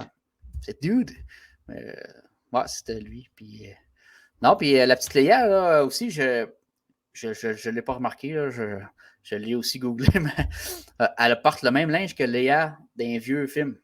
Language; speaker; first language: French; native; French